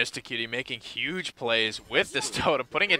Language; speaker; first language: English; native; English